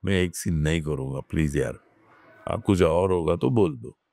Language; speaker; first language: Hindi; non-native, local second language; Marathi